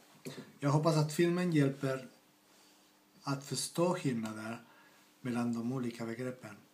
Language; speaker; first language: Swedish; non-native, fluent; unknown